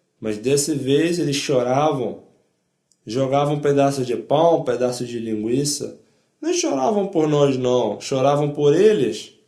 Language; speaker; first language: Portuguese; non-native, fluent; Polish